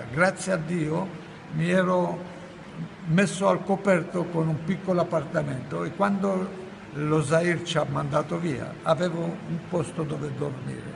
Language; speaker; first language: Italian; non-native, fluent; Ladino